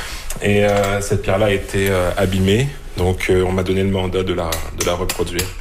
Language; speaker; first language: French; native; French